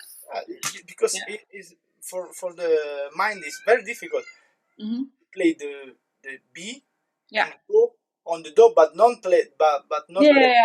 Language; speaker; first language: English; non-native, learner; Italian